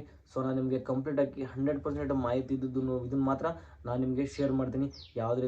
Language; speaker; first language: Kannada; native; Kannada